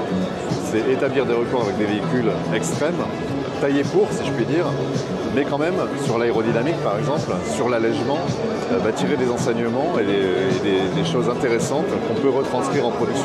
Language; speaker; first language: French; native; French